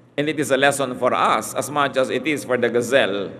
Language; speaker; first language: English; non-native, local second language; Filipino